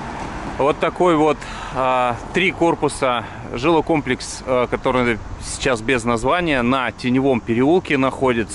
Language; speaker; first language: Russian; native; Russian